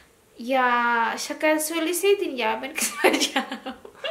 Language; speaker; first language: Turkish; non-native, learner; Indonesian